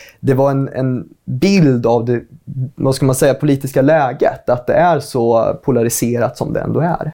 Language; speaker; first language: Swedish; native; Swedish